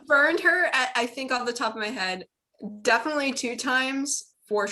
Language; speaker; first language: English; native; English